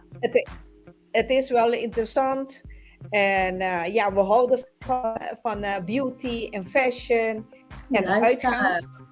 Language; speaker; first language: Dutch; non-native, local second language; Papiamento